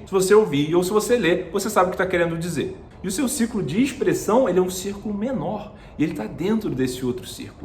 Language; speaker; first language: Portuguese; native; Portuguese